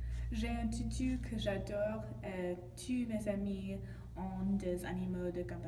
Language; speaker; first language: French; non-native, learner; English